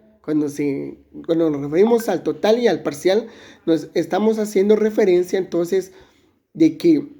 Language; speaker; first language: Spanish; native; Spanish